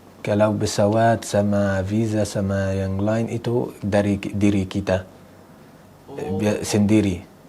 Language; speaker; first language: Indonesian; non-native, learner; Arabic